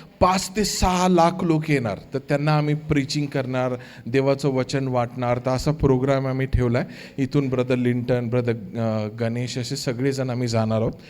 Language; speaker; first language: Marathi; native; Marathi